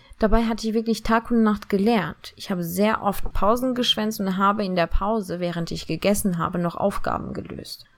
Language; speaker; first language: German; early bilingual, other home language; Turkish